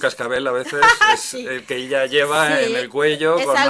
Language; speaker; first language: Spanish; native; Spanish